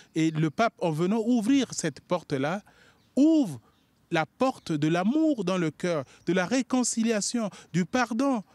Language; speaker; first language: French; non-native, local second language; Sango